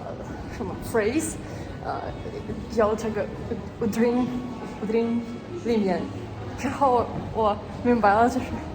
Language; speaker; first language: Chinese; non-native, fluent; Russian